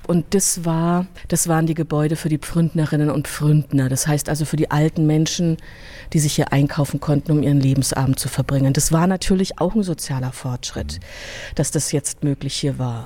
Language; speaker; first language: German; native; German